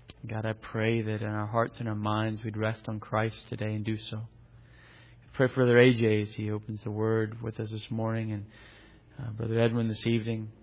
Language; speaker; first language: English; native; English